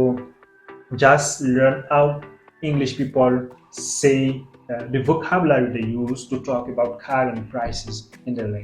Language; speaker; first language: English; non-native, fluent; French